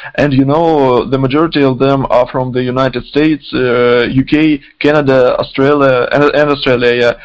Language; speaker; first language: English; non-native, fluent; Ukrainian